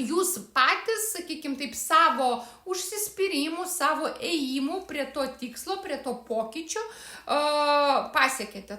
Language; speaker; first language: Lithuanian; native; Lithuanian